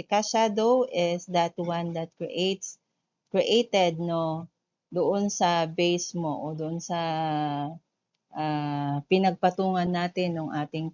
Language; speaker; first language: Filipino; native; Filipino